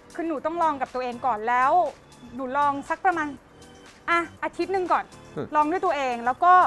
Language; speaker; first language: Thai; native; Thai